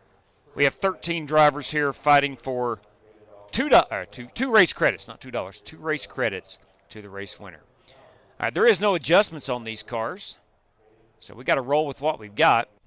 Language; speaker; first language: English; native; English